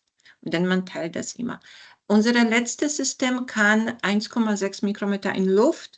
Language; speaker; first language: German; non-native, fluent; Polish